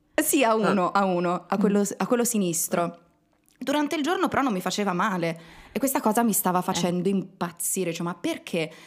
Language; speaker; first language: Italian; native; Italian